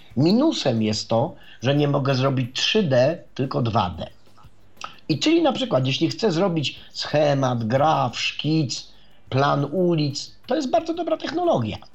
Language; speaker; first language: Polish; native; Polish